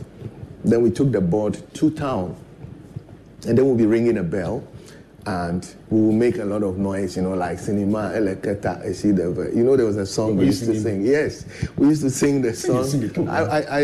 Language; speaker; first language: English; non-native, local second language; Ewe